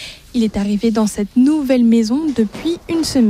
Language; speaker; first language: French; native; French